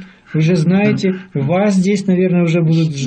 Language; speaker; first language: Russian; native; Russian